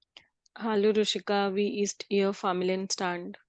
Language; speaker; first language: German; non-native, learner; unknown